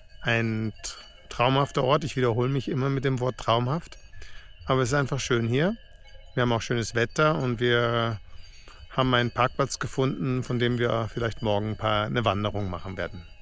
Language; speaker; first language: German; native; German